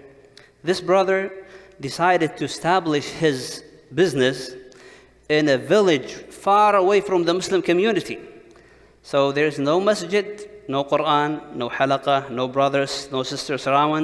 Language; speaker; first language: English; non-native, fluent; Arabic